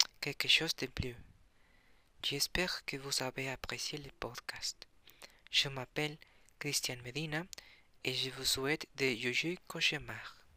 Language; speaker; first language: French; non-native, learner; Spanish